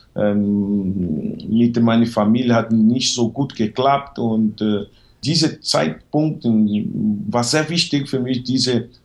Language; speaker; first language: German; non-native, fluent; Portuguese